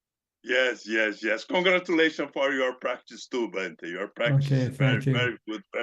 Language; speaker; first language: English; non-native, learner; Portuguese